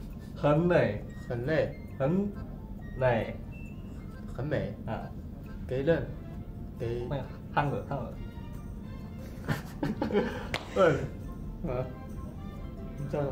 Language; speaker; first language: Chinese; non-native, learner; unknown